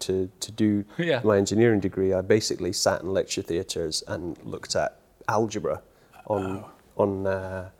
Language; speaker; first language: English; native; English